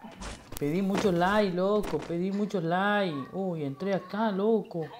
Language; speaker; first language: Spanish; native; Spanish